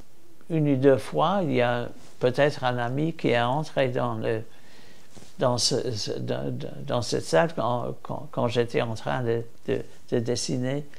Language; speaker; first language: French; non-native, fluent; English